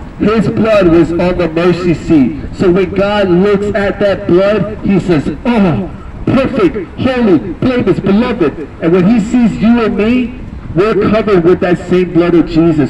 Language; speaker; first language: English; native; English